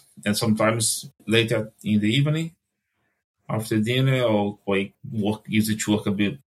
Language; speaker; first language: English; non-native, fluent; Portuguese